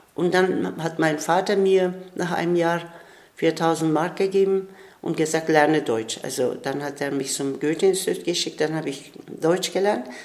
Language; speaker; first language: German; non-native, fluent; Turkish